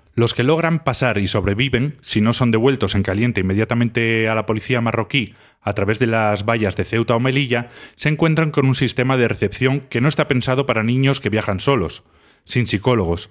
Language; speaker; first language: Spanish; native; Spanish